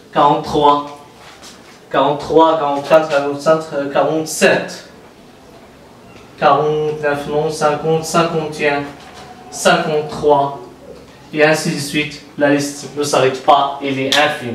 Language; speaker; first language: French; non-native, local second language; Arabic